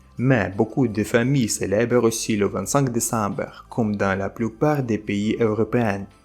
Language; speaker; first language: French; non-native, fluent; Ukrainian